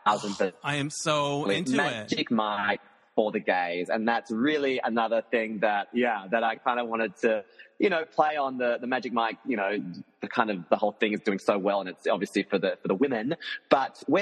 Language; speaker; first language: English; native; English